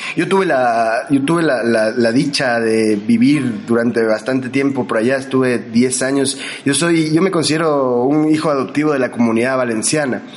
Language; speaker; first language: Spanish; native; Spanish